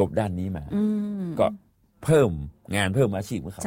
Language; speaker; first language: Thai; non-native, local second language; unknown